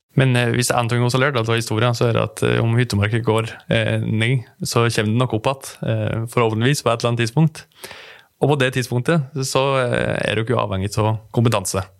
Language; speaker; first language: Norwegian; native; Norwegian